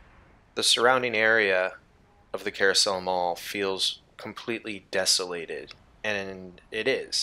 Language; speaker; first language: English; native; English